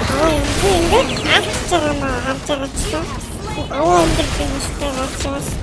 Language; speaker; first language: Mongolian; native; Mongolian